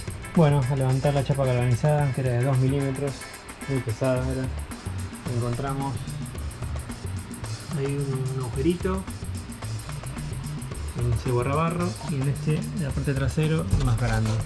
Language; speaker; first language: Spanish; native; Spanish